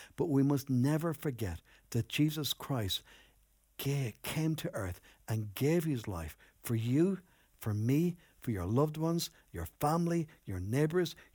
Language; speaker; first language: English; native; English